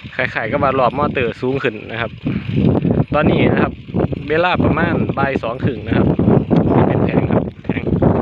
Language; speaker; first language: Thai; native; Thai